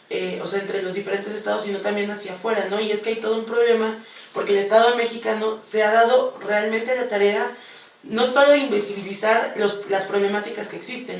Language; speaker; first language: Spanish; native; Spanish